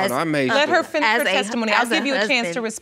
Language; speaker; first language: English; native; English